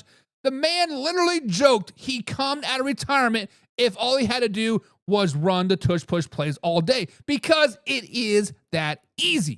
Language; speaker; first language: English; native; English